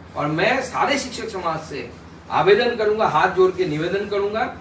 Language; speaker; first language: Hindi; non-native, local second language; Bangla